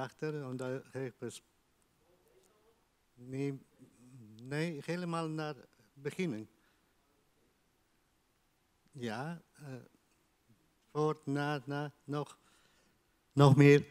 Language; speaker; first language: Dutch; non-native, fluent; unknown